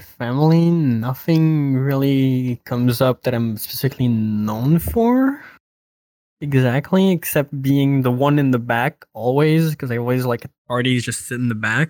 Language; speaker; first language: English; non-native, fluent; French